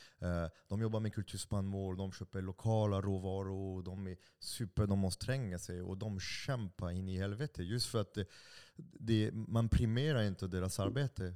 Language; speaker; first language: Swedish; non-native, fluent; French